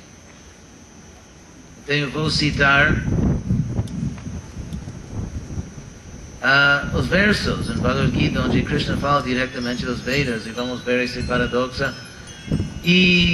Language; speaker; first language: Portuguese; non-native, fluent; English